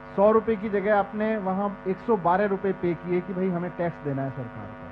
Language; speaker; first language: Hindi; native; Hindi